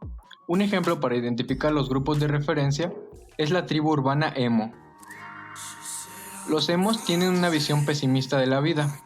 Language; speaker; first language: Spanish; native; Spanish